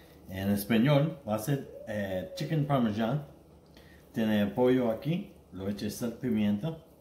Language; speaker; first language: Spanish; non-native, learner; English